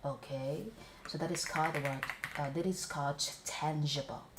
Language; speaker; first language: English; non-native, fluent; Vietnamese